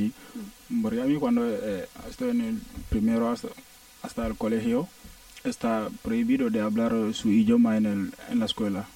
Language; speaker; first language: Spanish; non-native, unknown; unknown